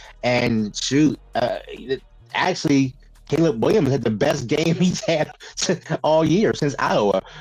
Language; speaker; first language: English; native; English